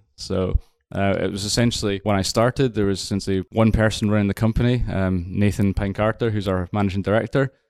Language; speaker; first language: English; native; English